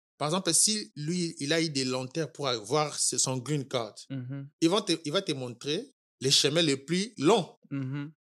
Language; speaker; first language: French; non-native, local second language; Lingala